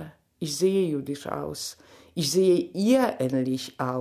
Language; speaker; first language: German; non-native, fluent; Polish